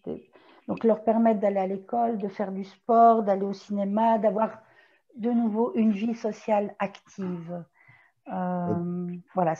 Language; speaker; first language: French; native; French